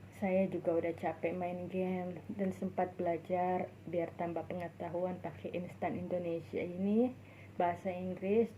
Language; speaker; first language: Indonesian; native; Indonesian